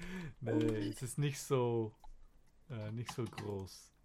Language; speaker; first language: German; non-native, learner; English